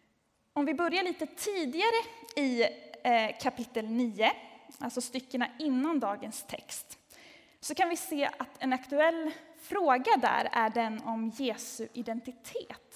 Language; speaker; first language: Swedish; native; Swedish